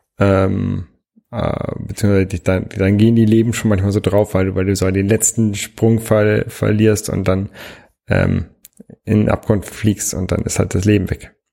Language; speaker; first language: German; native; German